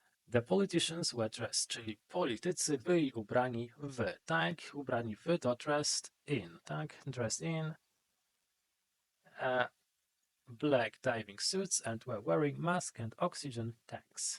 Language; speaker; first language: English; non-native, fluent; Polish